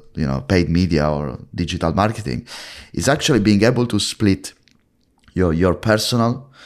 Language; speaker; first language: English; non-native, fluent; Italian